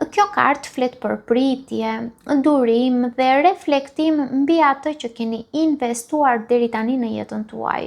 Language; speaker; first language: Albanian; native; Albanian